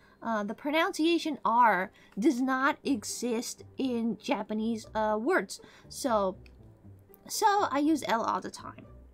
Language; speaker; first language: English; native; English